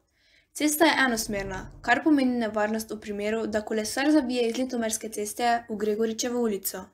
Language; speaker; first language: Slovenian; native; Slovenian